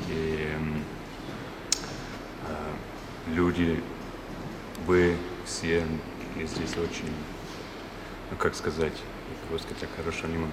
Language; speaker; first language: Russian; non-native, learner; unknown